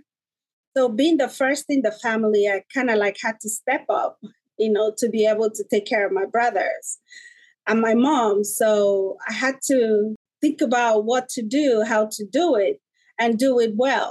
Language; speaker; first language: English; non-native, local second language; Igbo